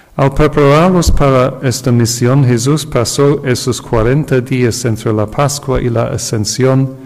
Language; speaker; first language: Spanish; non-native, fluent; English